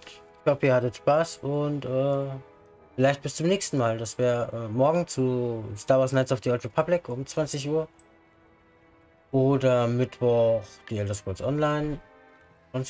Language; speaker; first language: German; native; German